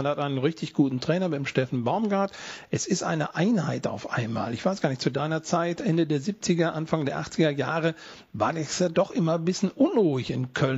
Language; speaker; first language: German; native; German